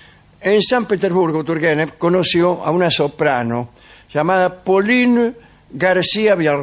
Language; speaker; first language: Spanish; native; Spanish